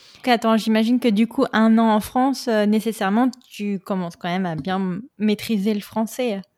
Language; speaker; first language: French; native; French